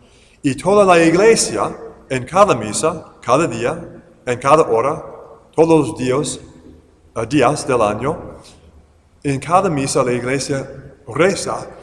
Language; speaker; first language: Spanish; non-native, fluent; English